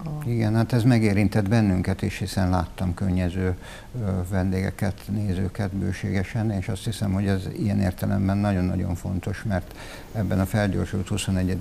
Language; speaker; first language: Hungarian; native; Hungarian